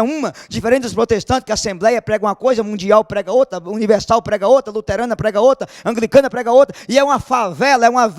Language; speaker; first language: Portuguese; native; Portuguese